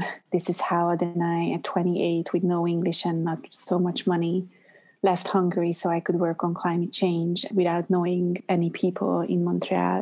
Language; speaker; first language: English; non-native, fluent; Hungarian